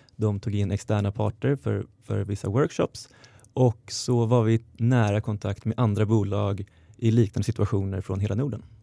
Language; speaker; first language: Swedish; native; Swedish